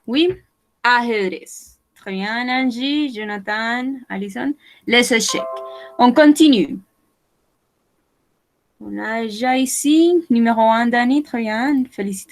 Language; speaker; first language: French; non-native, fluent; Spanish